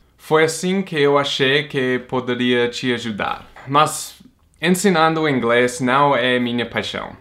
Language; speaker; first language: Portuguese; non-native, fluent; English